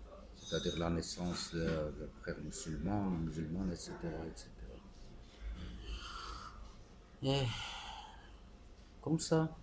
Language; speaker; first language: French; non-native, fluent; Armenian